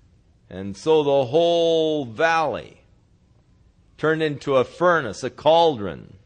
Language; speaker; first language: English; native; English